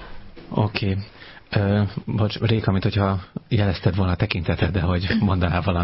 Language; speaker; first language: Hungarian; native; Hungarian